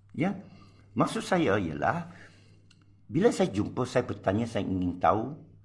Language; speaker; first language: Malay; non-native, local second language; Min Nan Chinese